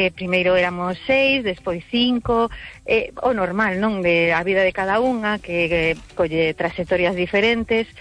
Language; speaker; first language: Galician; early bilingual, heritage; Galician